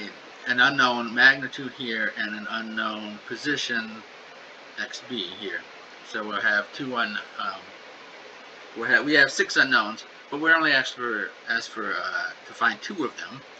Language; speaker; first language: English; native; English